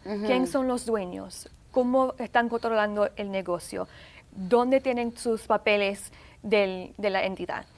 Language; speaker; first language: Spanish; early bilingual, heritage; Spanish